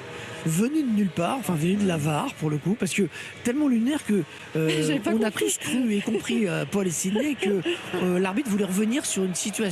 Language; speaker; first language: French; native; French